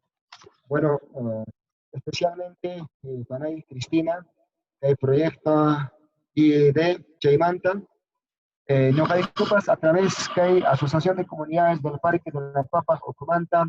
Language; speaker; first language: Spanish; non-native, local second language; Quechua